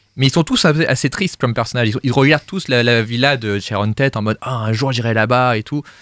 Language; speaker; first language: French; native; French